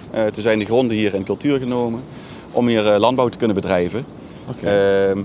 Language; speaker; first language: Dutch; native; Dutch